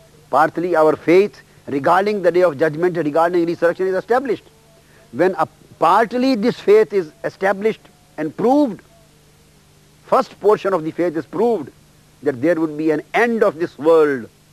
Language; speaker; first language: English; non-native, local second language; Punjabi